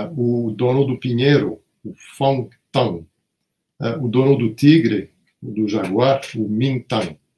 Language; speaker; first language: Portuguese; non-native, fluent; French